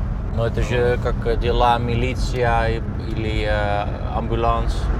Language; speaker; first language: Russian; non-native, learner; Dutch